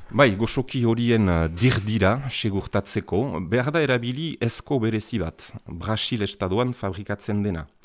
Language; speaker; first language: Basque; native; Basque